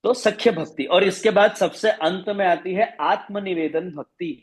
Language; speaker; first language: Hindi; non-native, local second language; Gujarati